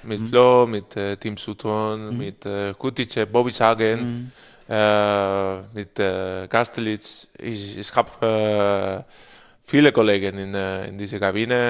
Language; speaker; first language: German; non-native, learner; Spanish